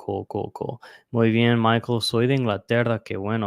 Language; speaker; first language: Spanish; non-native, fluent; English